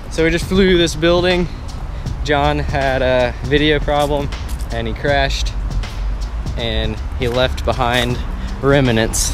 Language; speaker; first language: English; native; English